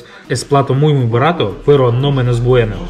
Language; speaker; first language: Spanish; non-native, fluent; Russian